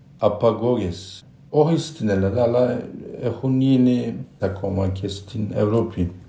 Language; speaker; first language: Greek; non-native, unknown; Turkish